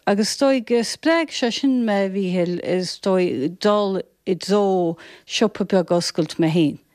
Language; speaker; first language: Irish; native; Irish